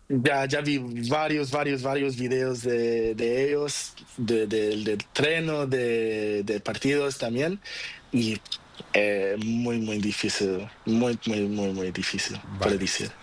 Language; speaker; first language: Spanish; non-native, learner; Portuguese